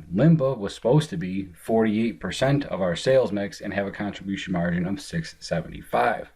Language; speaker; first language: English; native; English